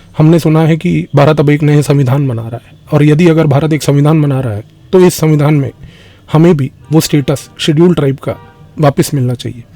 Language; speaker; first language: Hindi; native; Hindi